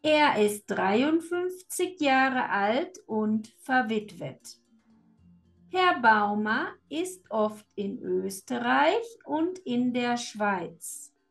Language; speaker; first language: German; non-native, fluent; Spanish